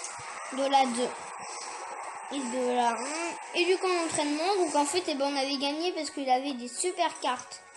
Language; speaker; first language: French; native; French